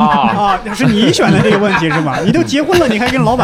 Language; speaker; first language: Chinese; native; Chinese